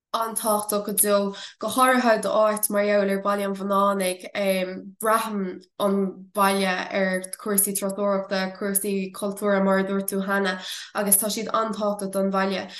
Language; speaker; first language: Irish; non-native, local second language; English